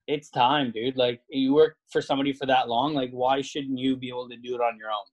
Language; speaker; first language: English; native; English